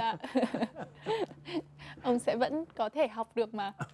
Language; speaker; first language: Vietnamese; native; Vietnamese